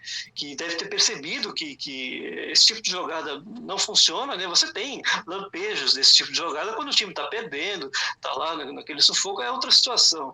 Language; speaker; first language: Portuguese; native; Portuguese